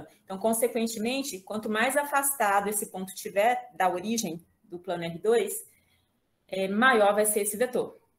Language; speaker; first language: Portuguese; native; Portuguese